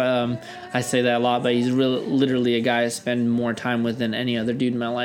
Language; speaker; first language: English; early bilingual, other home language; Russian